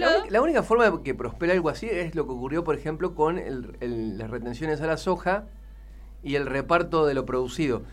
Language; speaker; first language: Spanish; native; Spanish